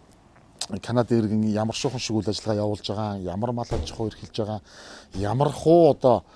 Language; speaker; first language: Mongolian; native; Mongolian